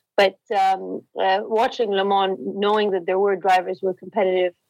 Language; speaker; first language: English; non-native, fluent; Arabic